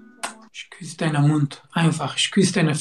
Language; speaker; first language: German; non-native, learner; Arabic